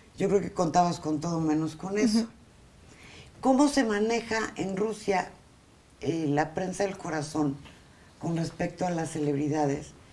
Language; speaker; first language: Spanish; native; Spanish